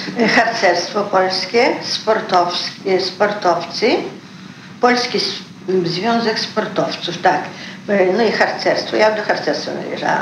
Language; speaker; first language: Polish; early bilingual, heritage; Polish